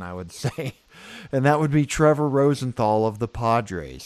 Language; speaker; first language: English; native; English